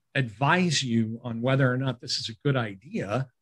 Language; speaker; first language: English; native; English